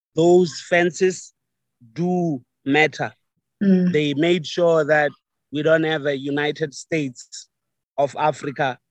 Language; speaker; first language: English; non-native, local second language; Venda